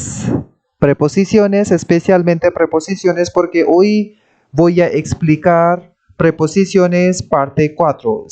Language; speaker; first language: Spanish; non-native, fluent; Hindi